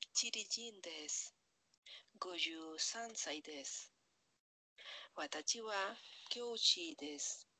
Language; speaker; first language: Japanese; non-native, learner; Spanish